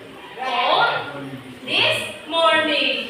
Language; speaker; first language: English; non-native, learner; Indonesian